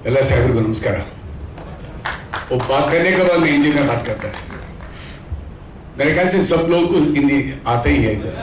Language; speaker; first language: Hindi; non-native, local second language; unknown